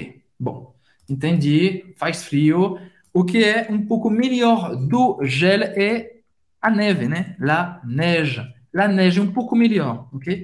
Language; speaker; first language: Portuguese; non-native, fluent; French